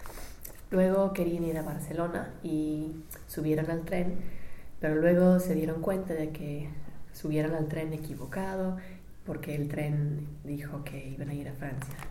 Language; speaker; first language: Spanish; non-native, learner; English